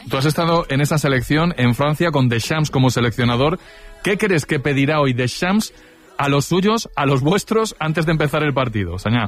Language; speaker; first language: Spanish; native; Spanish